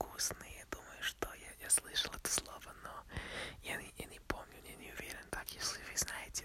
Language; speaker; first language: Russian; non-native, learner; English